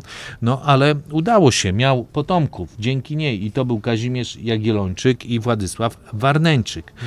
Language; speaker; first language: Polish; native; Polish